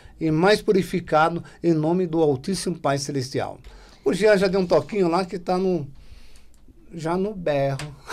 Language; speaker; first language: Portuguese; native; Portuguese